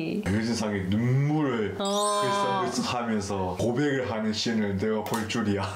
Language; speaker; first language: Korean; native; Korean